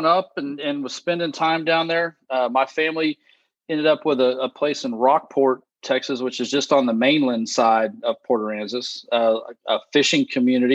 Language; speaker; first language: English; native; English